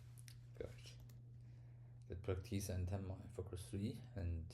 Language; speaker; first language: English; non-native, learner; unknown